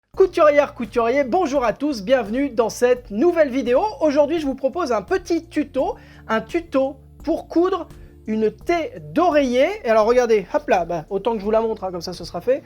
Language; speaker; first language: French; native; French